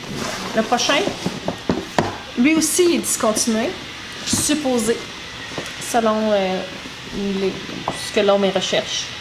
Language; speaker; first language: French; native; French